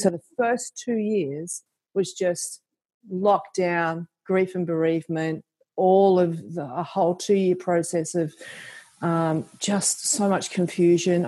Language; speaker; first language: English; native; English